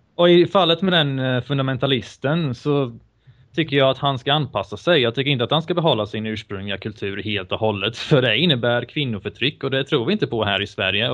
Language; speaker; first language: Swedish; early bilingual, other home language; Bosnian